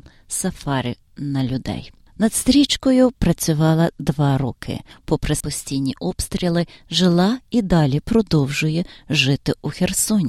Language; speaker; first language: Ukrainian; native; Ukrainian